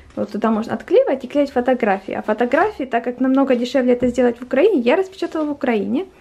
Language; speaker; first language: Russian; native; Russian